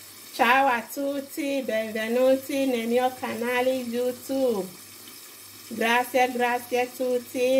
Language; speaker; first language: Italian; non-native, learner; English